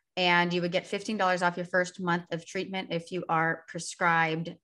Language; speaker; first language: English; native; English